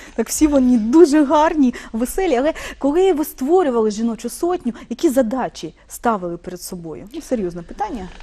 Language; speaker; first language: Ukrainian; native; Ukrainian